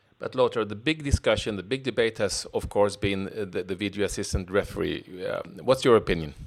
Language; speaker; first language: English; non-native, fluent; Swedish